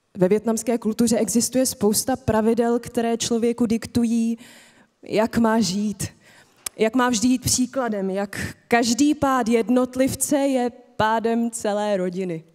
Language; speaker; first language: Czech; early bilingual, other home language; Vietnamese